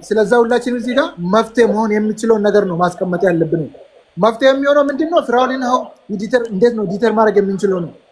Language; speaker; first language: Amharic; non-native, local second language; Oromo